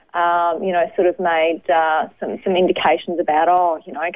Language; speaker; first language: English; native; English